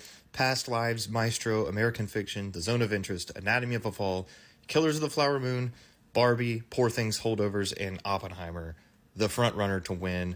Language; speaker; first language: English; native; English